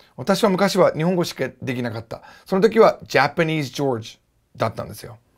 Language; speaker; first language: Japanese; non-native, fluent; English